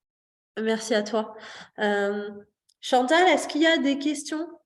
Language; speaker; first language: French; native; French